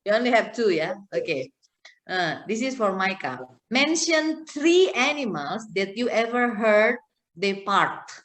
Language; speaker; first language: English; non-native, fluent; Indonesian